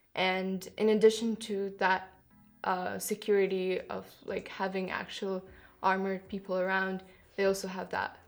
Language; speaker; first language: English; non-native, fluent; Kyrgyz